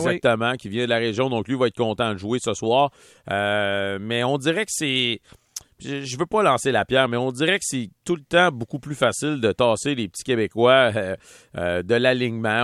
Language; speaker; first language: French; native; French